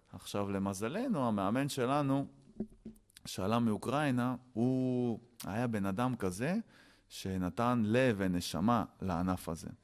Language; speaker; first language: Hebrew; early bilingual, other home language; Russian